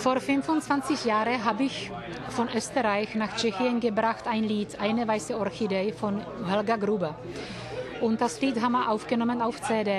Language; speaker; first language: German; non-native, learner; Czech